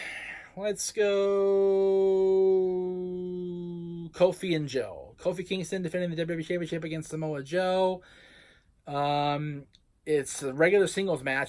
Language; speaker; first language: English; native; English